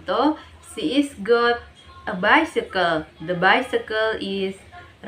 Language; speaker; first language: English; non-native, learner; Indonesian